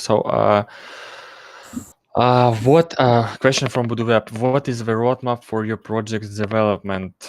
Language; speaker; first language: English; non-native, learner; Russian